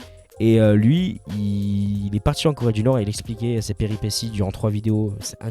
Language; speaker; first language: French; native; French